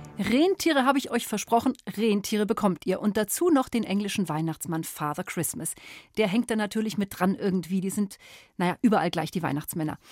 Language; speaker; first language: German; native; German